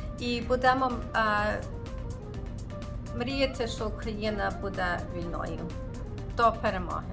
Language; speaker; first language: Ukrainian; early bilingual, heritage; Ukrainian